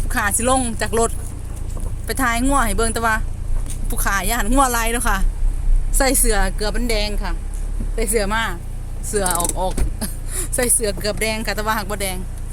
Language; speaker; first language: Thai; native; Thai